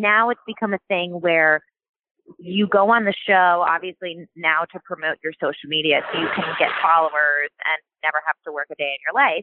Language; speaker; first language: English; native; English